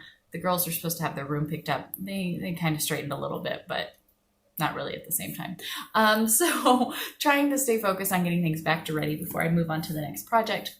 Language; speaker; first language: English; native; English